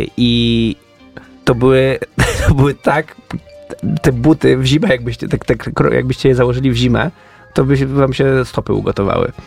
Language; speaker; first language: Polish; native; Polish